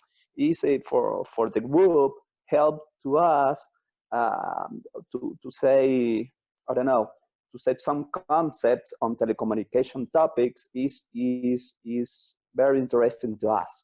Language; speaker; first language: English; non-native, learner; Spanish